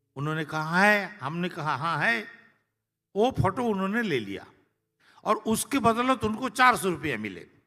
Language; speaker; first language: Hindi; non-native, local second language; Bangla